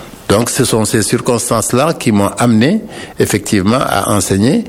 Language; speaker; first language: French; non-native, local second language; Wolof